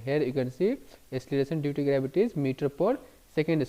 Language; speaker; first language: English; non-native, local second language; Hindi